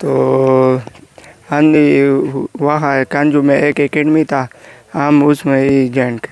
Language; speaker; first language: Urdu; non-native, local second language; Pashto